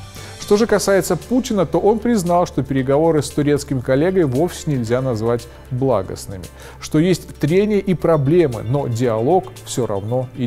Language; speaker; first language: Russian; native; Russian